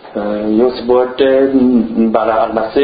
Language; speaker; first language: Spanish; non-native, learner; Chinese